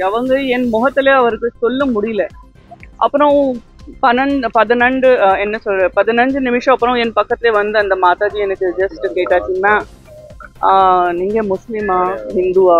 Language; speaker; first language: Tamil; non-native, fluent; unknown